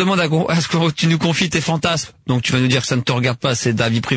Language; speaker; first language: French; native; French